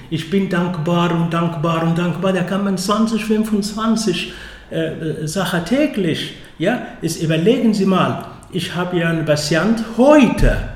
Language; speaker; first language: German; non-native, fluent; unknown